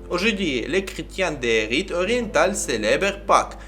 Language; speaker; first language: French; non-native, learner; Ukrainian